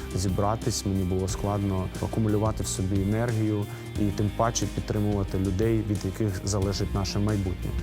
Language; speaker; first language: Ukrainian; native; Ukrainian